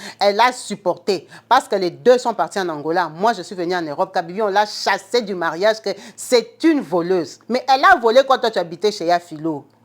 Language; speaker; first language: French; non-native, local second language; Lingala